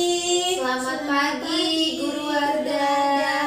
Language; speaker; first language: Indonesian; non-native, learner; Japanese